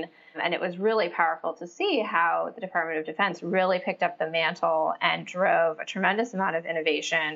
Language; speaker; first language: English; native; English